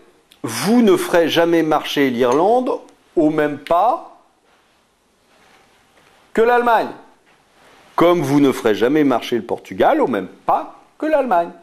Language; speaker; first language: French; native; French